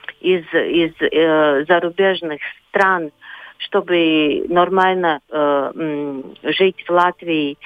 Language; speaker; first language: Russian; non-native, local second language; Latvian